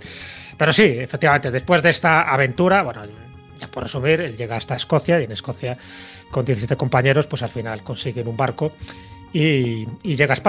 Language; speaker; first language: Spanish; native; Spanish